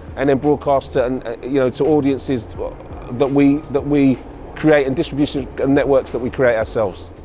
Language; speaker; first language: English; native; English